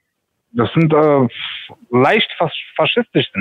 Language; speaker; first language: German; native; German